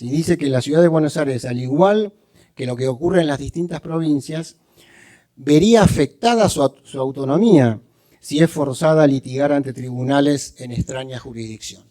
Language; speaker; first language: Spanish; native; Spanish